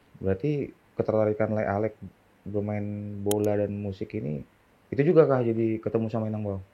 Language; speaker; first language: Indonesian; native; Indonesian